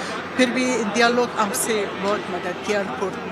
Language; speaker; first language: Hindi; non-native, fluent; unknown